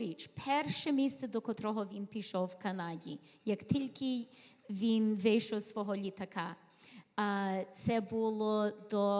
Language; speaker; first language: Ukrainian; early bilingual, heritage; Ukrainian